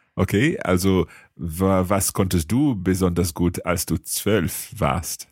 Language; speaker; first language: German; non-native, learner; English